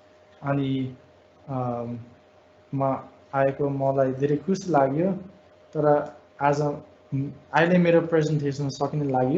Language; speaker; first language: Nepali; non-native, fluent; English